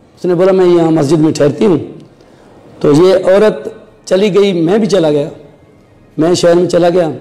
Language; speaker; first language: Urdu; non-native, local second language; Sindhi